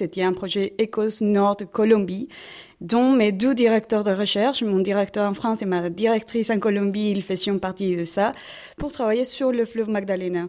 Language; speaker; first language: French; non-native, fluent; Spanish